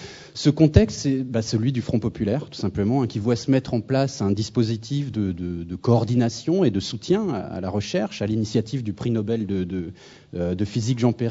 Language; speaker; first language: French; native; French